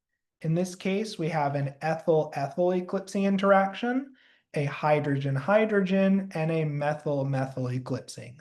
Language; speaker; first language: English; native; English